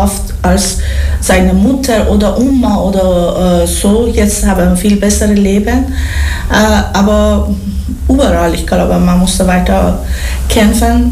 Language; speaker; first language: German; non-native, learner; Persian